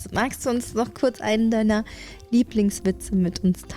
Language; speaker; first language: German; native; German